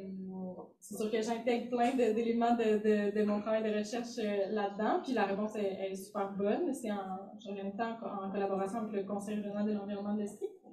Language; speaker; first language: French; native; French